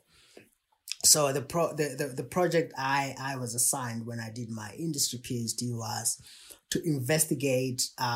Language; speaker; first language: English; non-native, local second language; Tswana